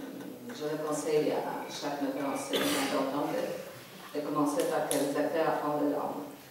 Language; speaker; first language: French; non-native, fluent; Polish